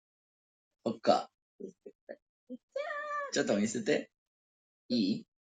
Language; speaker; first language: Japanese; non-native, learner; Spanish